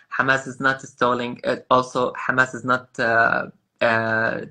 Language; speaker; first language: English; non-native, learner; Arabic